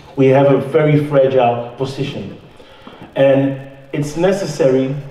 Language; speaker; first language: English; non-native, fluent; Dutch